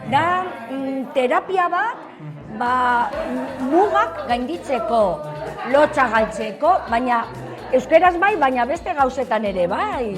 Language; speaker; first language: Basque; non-native, local second language; Spanish